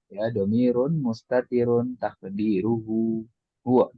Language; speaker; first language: Arabic; non-native, fluent; Indonesian